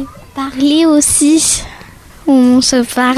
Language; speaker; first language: French; native; French